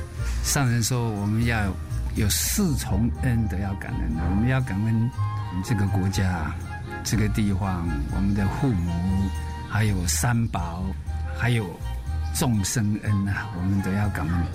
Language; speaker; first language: Chinese; native; Chinese